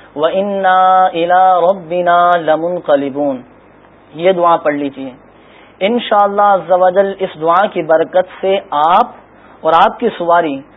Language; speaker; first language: Urdu; native; Urdu